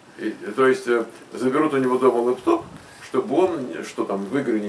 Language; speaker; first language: Russian; native; Russian